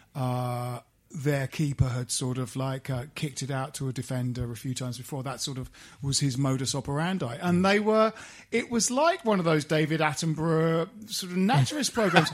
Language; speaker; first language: English; native; English